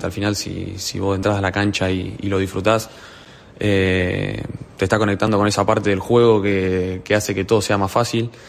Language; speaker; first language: Spanish; native; Spanish